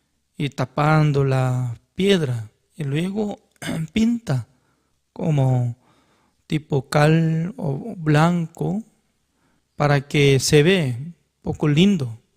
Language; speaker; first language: Spanish; non-native, fluent; Korean